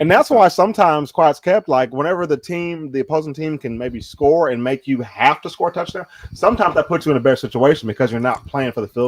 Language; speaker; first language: English; native; English